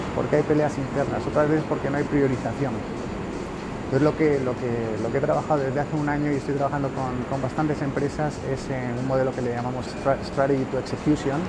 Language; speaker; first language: Spanish; native; Spanish